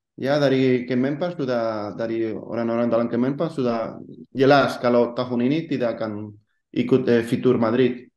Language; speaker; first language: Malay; non-native, fluent; Spanish